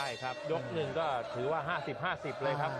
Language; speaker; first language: Thai; native; Thai